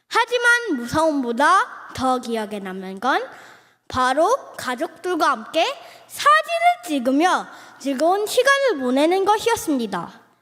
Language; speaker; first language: Korean; early bilingual, other home language; Filipino